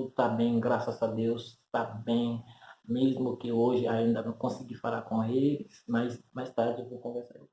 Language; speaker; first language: Portuguese; non-native, fluent; Haitian Creole